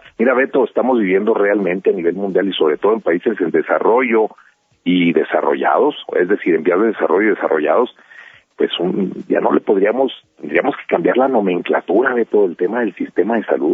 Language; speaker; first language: Spanish; native; Spanish